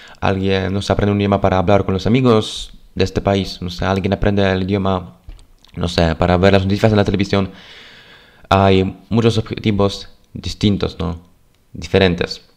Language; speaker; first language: Spanish; non-native, fluent; Polish